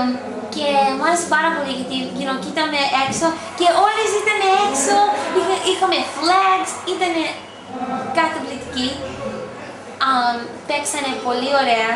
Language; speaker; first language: Greek; early bilingual, heritage; English